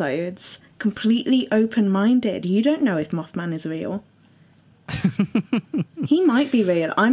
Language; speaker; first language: English; native; English